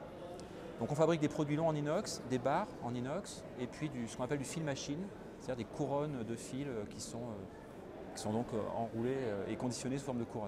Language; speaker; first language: French; native; French